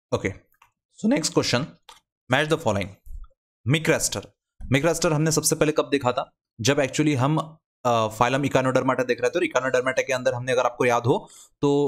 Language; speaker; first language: Hindi; non-native, local second language; Marathi